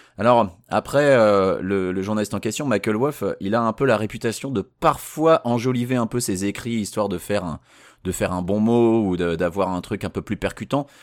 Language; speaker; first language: French; native; French